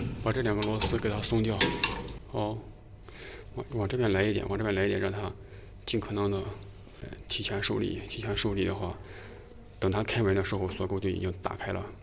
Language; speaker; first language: Chinese; native; Chinese